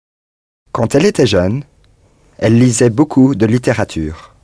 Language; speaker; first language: French; non-native, learner; English